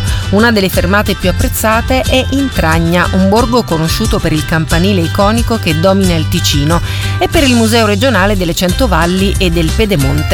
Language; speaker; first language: Italian; native; Italian